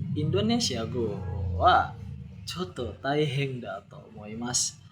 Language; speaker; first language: Japanese; non-native, learner; Indonesian